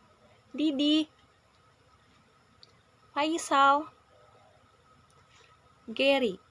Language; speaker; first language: English; non-native, learner; Indonesian